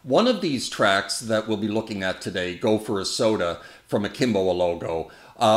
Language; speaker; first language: English; native; English